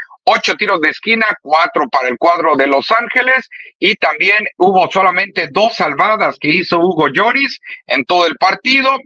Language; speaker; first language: Spanish; native; Spanish